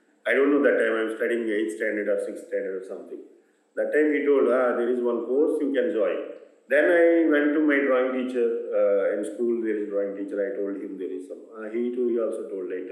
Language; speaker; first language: English; non-native, local second language; Telugu